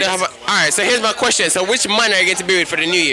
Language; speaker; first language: English; native; English